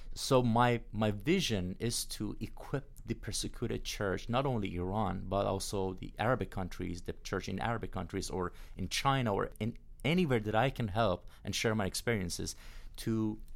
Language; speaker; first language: English; non-native, fluent; Persian